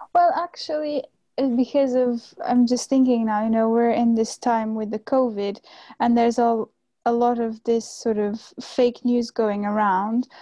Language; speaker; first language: English; non-native, fluent; Portuguese